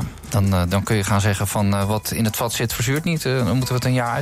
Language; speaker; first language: Dutch; native; Dutch